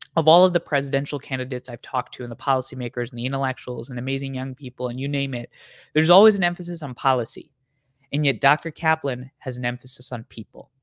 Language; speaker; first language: English; native; English